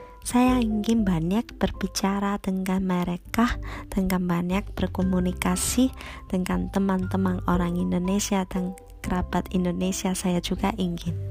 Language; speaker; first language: Indonesian; early bilingual, heritage; Japanese